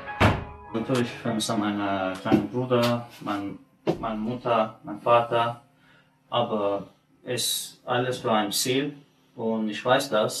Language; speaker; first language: German; non-native, learner; Turkish